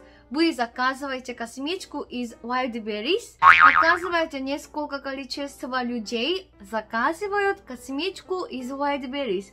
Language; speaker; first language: Russian; non-native, learner; Korean